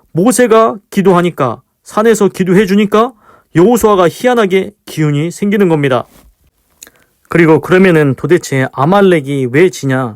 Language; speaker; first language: Korean; native; Korean